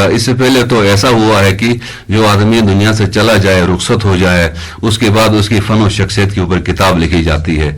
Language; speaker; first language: Urdu; non-native, local second language; Shina